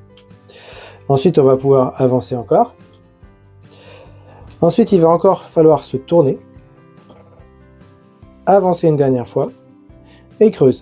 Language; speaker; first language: French; native; French